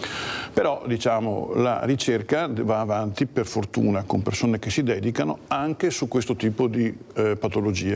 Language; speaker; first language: Italian; native; Italian